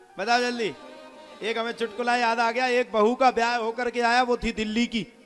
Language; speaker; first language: Hindi; native; Hindi